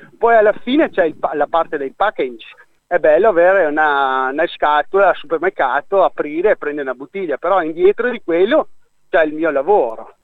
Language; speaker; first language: Italian; early bilingual, heritage; Venetian